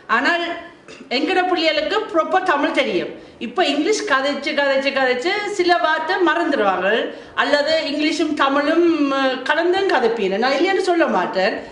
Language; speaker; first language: Tamil; non-native, fluent; German